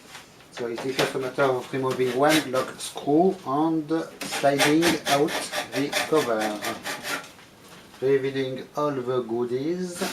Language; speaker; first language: English; non-native, fluent; French